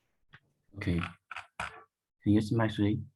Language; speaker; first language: English; non-native, learner; Chinese